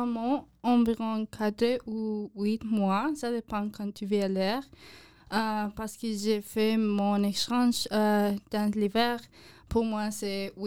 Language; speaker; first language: French; non-native, learner; English